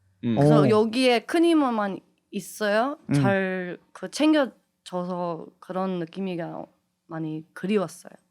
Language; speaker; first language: Korean; early bilingual, heritage; English